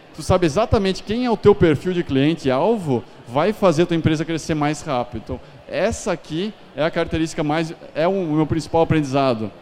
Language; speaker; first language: Portuguese; native; Portuguese